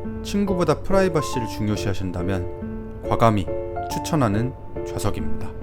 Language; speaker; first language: Korean; native; Korean